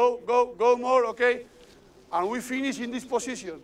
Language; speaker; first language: English; non-native, learner; Spanish